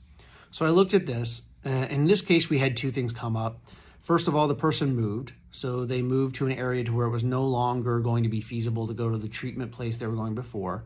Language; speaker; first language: English; native; English